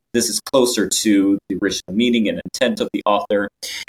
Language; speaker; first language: English; non-native, fluent; Japanese